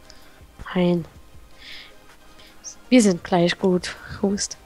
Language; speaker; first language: German; native; German